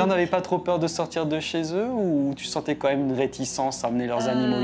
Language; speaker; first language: French; native; French